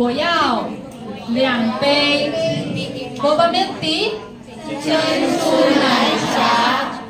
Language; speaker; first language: Chinese; non-native, fluent; Filipino